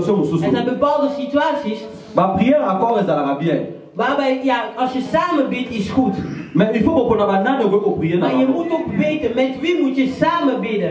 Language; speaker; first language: Dutch; early bilingual, other home language; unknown